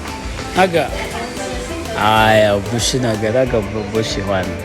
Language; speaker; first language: Chinese; non-native, learner; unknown